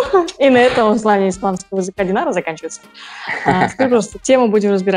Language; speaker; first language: Russian; native; Russian